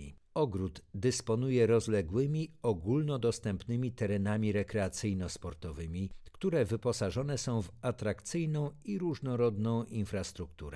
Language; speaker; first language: Polish; native; Polish